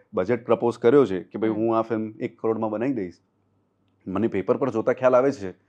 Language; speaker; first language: Gujarati; non-native, local second language; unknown